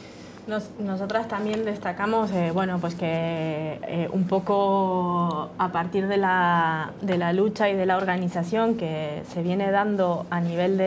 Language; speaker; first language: Spanish; native; Spanish